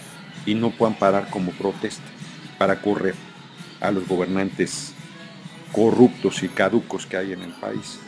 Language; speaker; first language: Spanish; native; Spanish